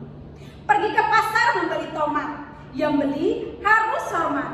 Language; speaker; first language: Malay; non-native, learner; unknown